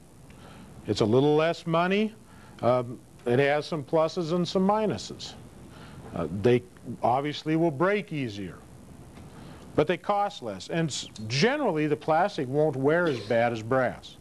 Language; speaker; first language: English; native; English